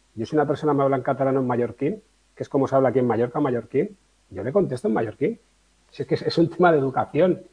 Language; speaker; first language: Spanish; native; Spanish